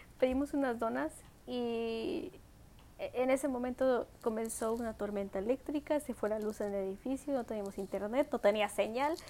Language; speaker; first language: Spanish; early bilingual, heritage; Spanish